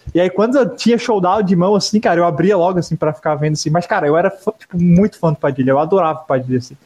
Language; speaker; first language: Portuguese; native; Portuguese